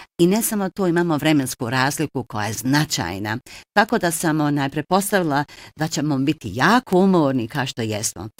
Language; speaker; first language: Bosnian; early bilingual, heritage; Bosnian